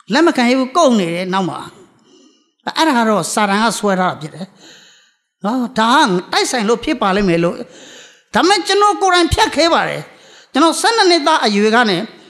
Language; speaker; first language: Burmese; native; Burmese